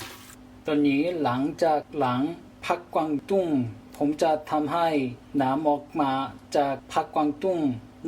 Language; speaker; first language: Thai; non-native, learner; Korean